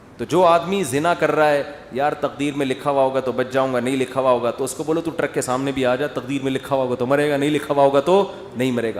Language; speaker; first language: Urdu; native; Urdu